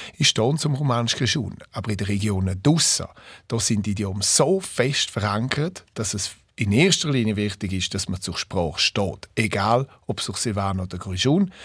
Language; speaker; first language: German; non-native, local second language; Romansh